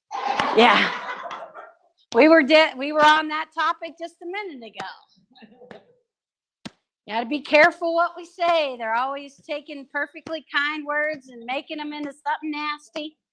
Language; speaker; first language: English; native; English